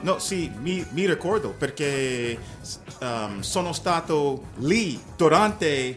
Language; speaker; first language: Italian; non-native, learner; English